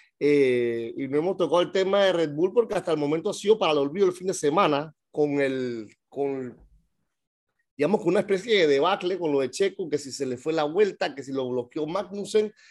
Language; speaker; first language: Spanish; native; Spanish